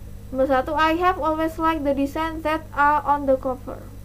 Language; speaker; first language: English; non-native, fluent; Indonesian